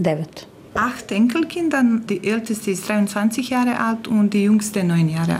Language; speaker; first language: German; non-native, fluent; Croatian